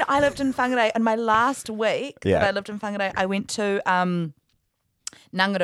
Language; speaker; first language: English; native; English